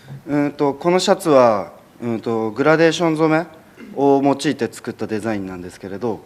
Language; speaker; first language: Japanese; native; Japanese